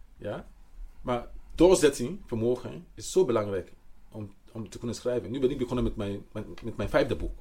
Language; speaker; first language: Dutch; non-native, fluent; Mandingo